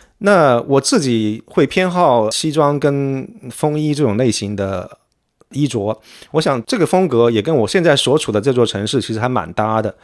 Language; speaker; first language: Chinese; native; Chinese